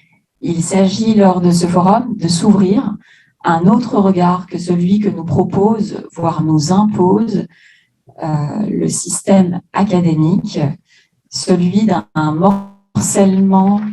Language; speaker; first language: French; native; French